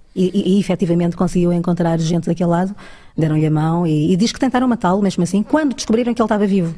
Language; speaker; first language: Portuguese; early bilingual, other home language; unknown